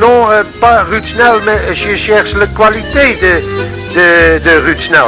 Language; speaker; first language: French; non-native, learner; Dutch